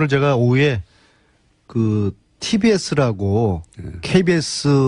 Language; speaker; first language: Korean; native; Korean